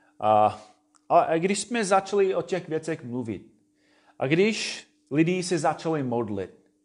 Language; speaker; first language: Czech; non-native, fluent; English